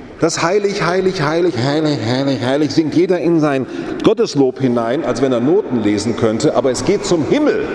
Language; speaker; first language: German; native; German